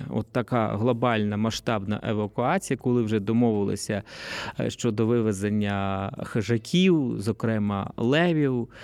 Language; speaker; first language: Ukrainian; native; Ukrainian